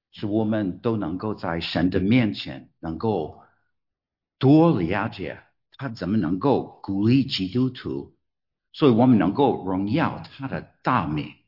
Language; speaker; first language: Chinese; non-native, fluent; English